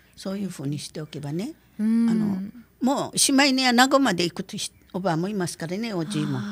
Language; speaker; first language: Japanese; native; Japanese